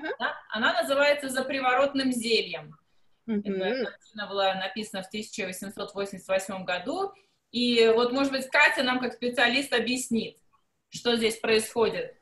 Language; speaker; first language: Russian; native; Russian